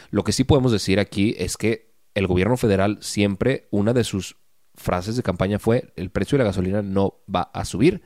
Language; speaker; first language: Spanish; native; Spanish